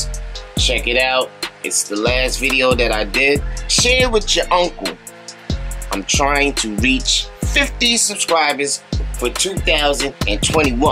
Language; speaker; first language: English; native; English